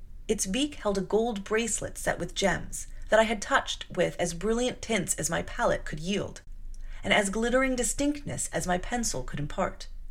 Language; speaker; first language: English; native; English